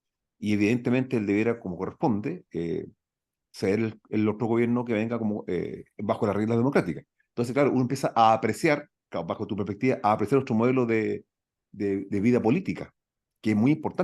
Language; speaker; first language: Spanish; native; Spanish